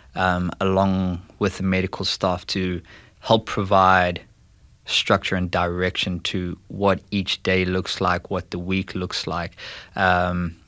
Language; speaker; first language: English; native; English